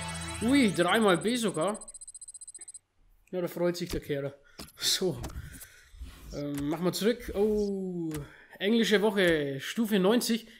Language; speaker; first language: German; native; German